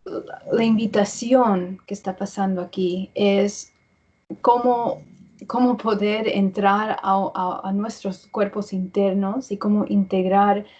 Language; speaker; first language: Spanish; early bilingual, heritage; English